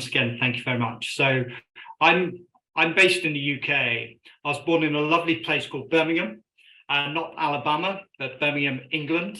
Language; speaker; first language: English; native; English